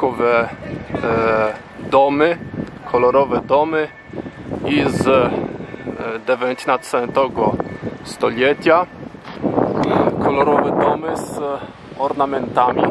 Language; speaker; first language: Polish; non-native, learner; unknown